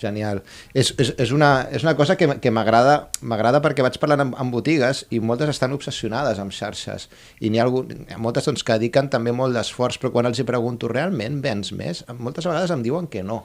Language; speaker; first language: Catalan; native; Catalan